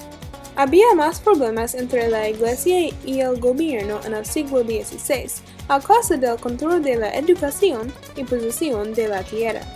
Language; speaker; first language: Spanish; non-native, learner; English